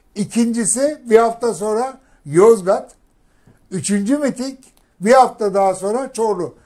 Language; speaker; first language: Turkish; native; Turkish